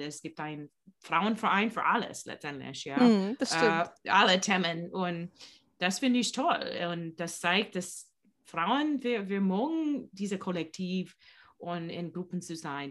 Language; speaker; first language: German; non-native, learner; English